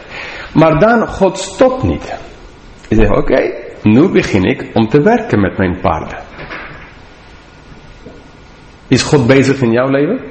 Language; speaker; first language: Dutch; non-native, fluent; English